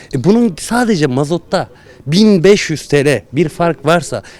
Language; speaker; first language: Turkish; native; Turkish